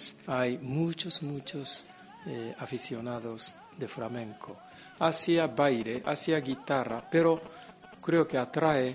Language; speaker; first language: Spanish; non-native, fluent; Japanese